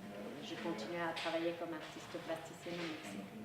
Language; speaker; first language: French; non-native, local second language; Spanish